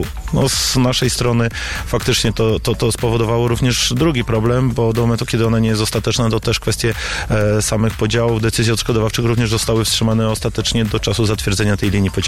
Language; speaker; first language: Polish; native; Polish